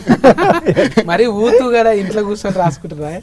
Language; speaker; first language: Telugu; native; Telugu